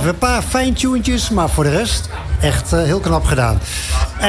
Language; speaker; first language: Dutch; native; Dutch